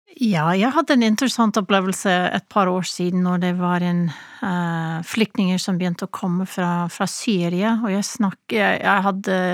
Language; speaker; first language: Norwegian; non-native, fluent; English